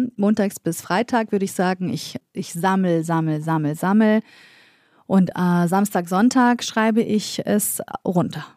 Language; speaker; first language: German; early bilingual, other home language; Central Kurdish